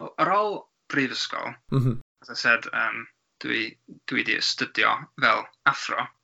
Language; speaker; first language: Welsh; non-native, learner; English